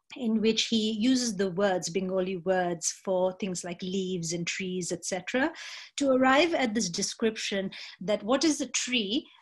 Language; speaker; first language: English; non-native, local second language; Bangla